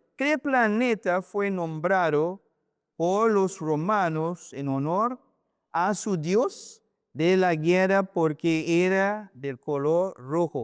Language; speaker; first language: Spanish; non-native, learner; English